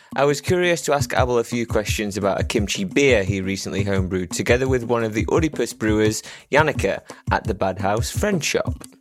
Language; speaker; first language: English; native; English